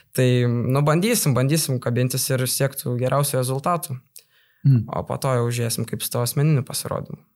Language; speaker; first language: Lithuanian; native; Lithuanian